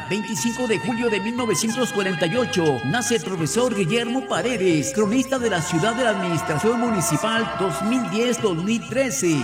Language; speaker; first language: Spanish; native; Spanish